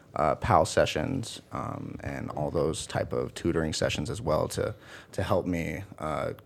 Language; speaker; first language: English; native; English